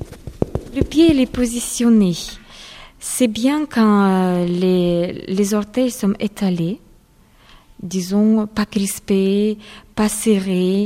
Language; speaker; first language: French; non-native, fluent; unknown